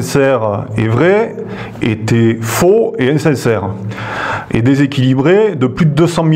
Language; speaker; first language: French; native; French